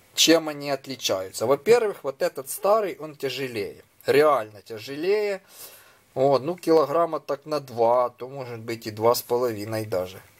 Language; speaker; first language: Russian; non-native, local second language; Ukrainian